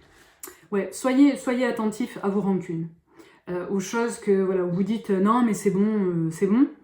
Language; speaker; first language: French; native; French